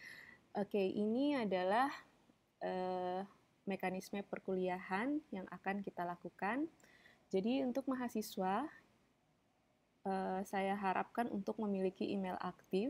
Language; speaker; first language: Indonesian; native; Indonesian